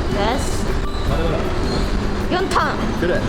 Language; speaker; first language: Korean; non-native, learner; Japanese